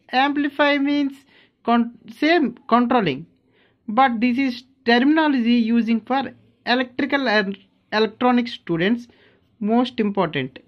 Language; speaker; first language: English; non-native, local second language; Telugu